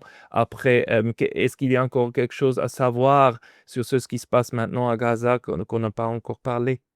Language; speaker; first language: French; non-native, fluent; German